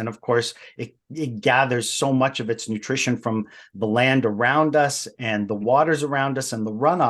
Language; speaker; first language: English; native; English